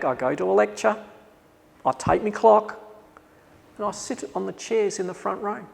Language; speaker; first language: English; native; English